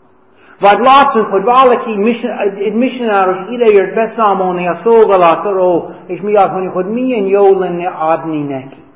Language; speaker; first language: Hungarian; non-native, learner; English